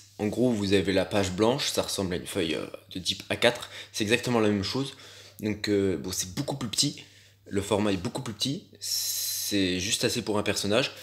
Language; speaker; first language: French; native; French